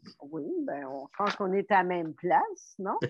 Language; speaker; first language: French; native; French